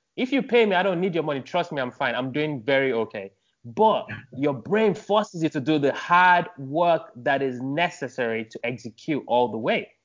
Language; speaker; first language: English; non-native, local second language; Yoruba